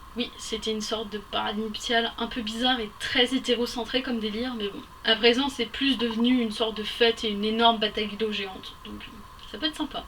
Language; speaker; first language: French; native; French